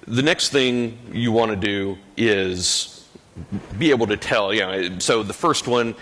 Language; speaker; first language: English; native; English